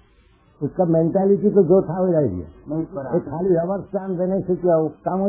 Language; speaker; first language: Hindi; non-native, local second language; Bangla